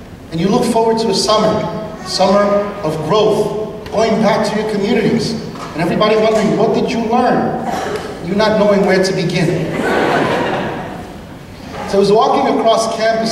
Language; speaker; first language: English; early bilingual, other home language; Spanish